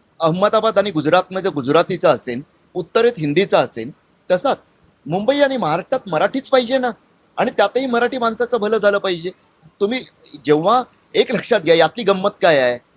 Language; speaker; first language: Marathi; native; Marathi